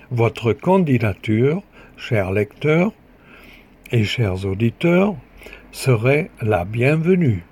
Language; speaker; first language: French; native; French